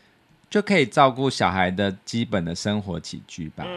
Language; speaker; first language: Chinese; native; Chinese